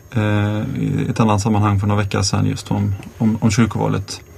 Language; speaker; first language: Swedish; native; Swedish